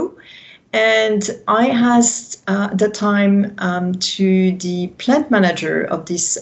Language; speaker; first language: English; non-native, fluent; French